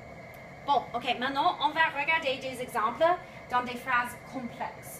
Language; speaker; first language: French; non-native, fluent; English